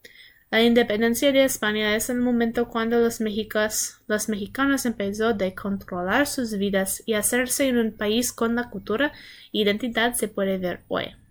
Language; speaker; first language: Spanish; non-native, learner; English